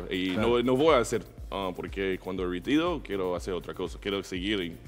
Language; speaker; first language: Spanish; non-native, learner; English